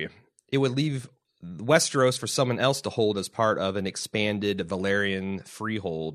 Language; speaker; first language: English; native; English